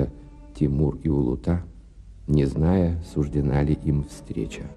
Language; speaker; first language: Russian; native; Russian